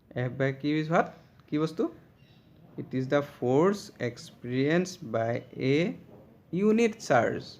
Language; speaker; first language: English; non-native, local second language; Assamese